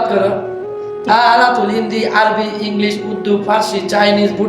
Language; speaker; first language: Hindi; non-native, learner; Bangla